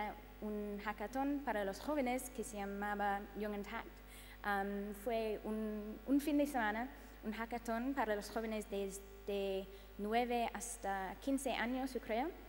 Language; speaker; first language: Spanish; non-native, fluent; English